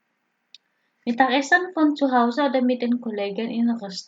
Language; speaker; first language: German; non-native, fluent; Indonesian